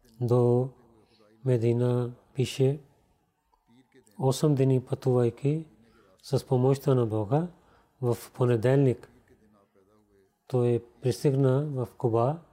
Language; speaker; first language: Bulgarian; non-native, learner; Urdu